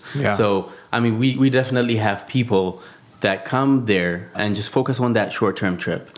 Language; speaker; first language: English; non-native, fluent; Amharic